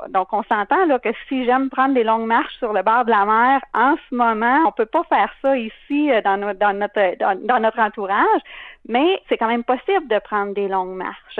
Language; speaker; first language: French; native; French